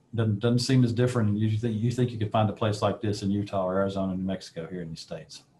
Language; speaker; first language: English; native; English